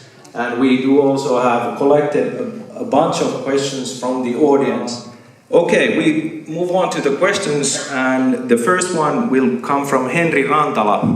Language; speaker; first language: English; non-native, fluent; Finnish